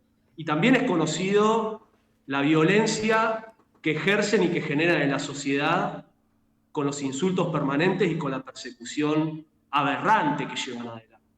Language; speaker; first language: Spanish; native; Spanish